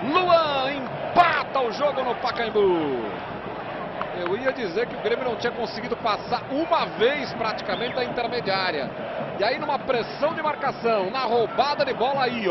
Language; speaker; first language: Portuguese; native; Portuguese